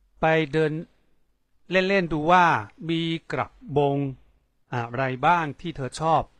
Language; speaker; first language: Thai; non-native, fluent; Chinese